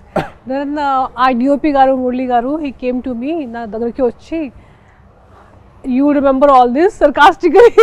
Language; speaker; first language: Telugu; non-native, fluent; Hindi